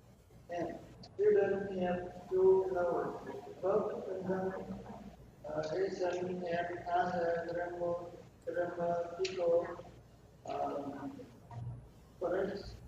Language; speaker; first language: English; non-native, learner; Vietnamese